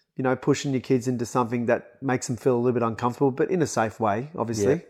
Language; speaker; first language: English; native; English